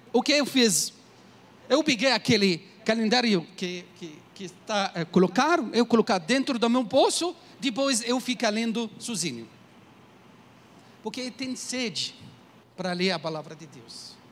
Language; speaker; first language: Portuguese; non-native, learner; Arabic